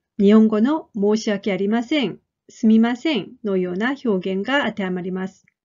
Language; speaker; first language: Japanese; non-native, fluent; Korean